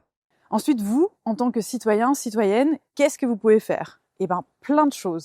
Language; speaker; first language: French; native; French